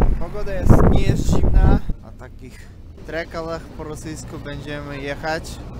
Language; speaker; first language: Polish; non-native, learner; Russian